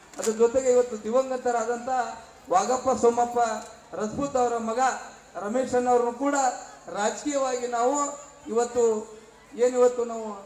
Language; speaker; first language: Kannada; non-native, local second language; Lambadi